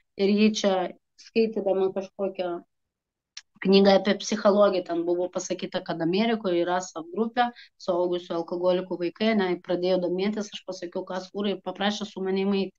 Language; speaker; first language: Lithuanian; non-native, local second language; Russian